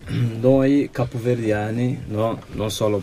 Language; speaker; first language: Italian; non-native, learner; Kabuverdianu